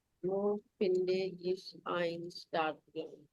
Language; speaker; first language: German; non-native, fluent; Urdu